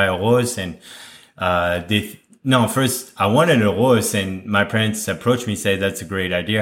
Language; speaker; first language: English; non-native, fluent; French